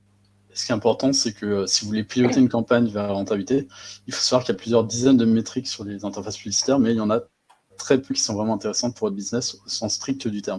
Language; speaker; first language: French; native; French